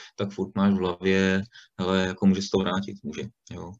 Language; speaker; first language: Czech; native; Czech